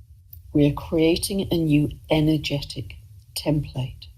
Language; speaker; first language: English; native; English